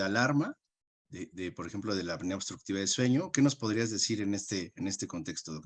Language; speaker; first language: Spanish; native; Spanish